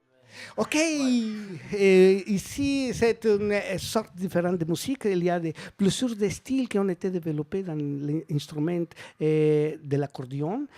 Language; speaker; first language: French; non-native, learner; Spanish